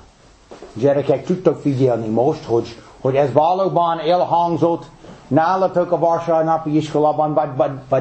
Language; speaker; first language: Hungarian; non-native, fluent; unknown